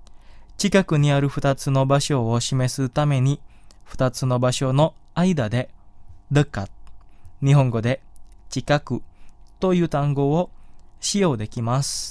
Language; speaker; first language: Japanese; non-native, fluent; Indonesian